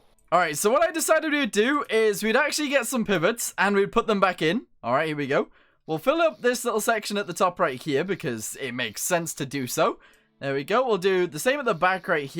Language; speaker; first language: English; native; English